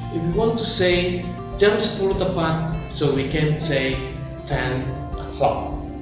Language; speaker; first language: English; non-native, fluent; Indonesian